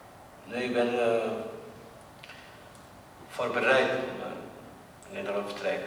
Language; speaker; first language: Dutch; non-native, learner; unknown